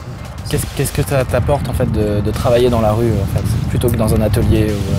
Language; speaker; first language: French; native; French